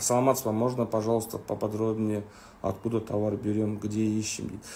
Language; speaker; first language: Russian; non-native, local second language; Kazakh